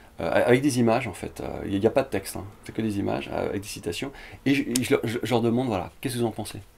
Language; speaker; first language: French; early bilingual, other home language; Vietnamese